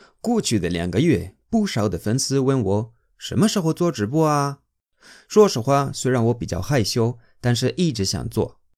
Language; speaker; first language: Chinese; non-native, fluent; Spanish